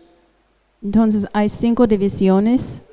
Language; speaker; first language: Spanish; non-native, fluent; English